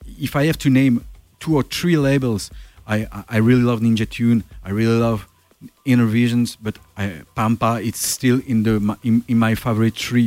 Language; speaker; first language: English; non-native, learner; French